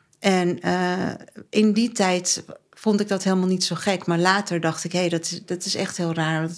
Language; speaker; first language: Dutch; early bilingual, other home language; Turkish